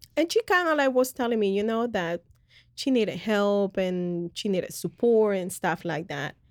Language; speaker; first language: English; early bilingual, other home language; Spanish